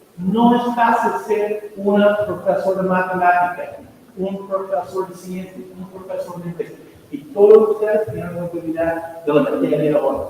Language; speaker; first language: Spanish; non-native, fluent; English